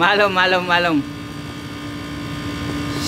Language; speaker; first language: Arabic; non-native, learner; Filipino